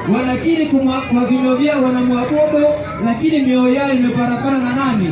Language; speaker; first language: Swahili; non-native, local second language; Gusii